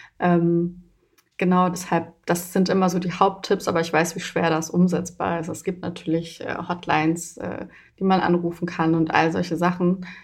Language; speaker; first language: German; early bilingual, other home language; Persian